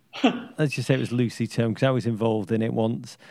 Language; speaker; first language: English; native; English